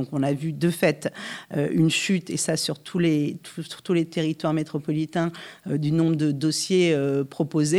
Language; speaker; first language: French; native; French